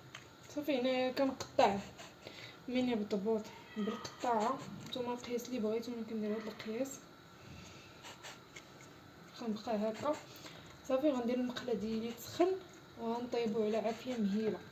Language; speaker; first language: Arabic; native; Arabic